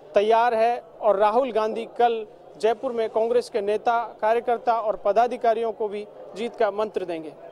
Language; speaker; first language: Hindi; native; Hindi